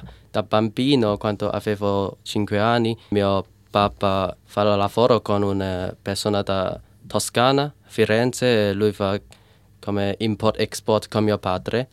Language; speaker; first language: Italian; non-native, learner; Cantonese